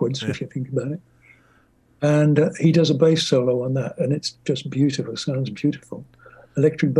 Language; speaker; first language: English; native; English